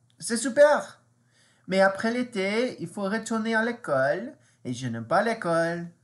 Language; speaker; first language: French; non-native, fluent; English